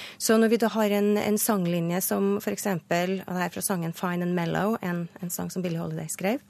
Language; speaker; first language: Norwegian; native; Norwegian